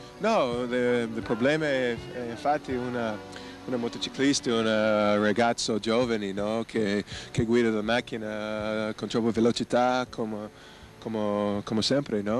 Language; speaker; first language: Italian; non-native, learner; English